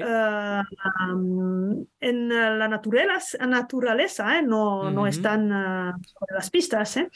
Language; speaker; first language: Spanish; non-native, learner; French